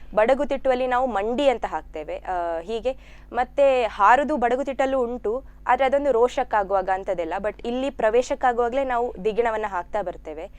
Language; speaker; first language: Kannada; non-native, local second language; Tulu